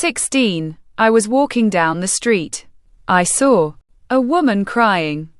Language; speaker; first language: English; native; English